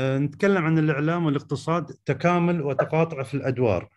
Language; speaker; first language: Arabic; native; Arabic